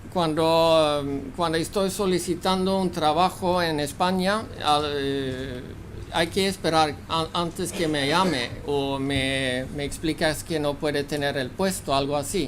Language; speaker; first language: Spanish; non-native, fluent; Swedish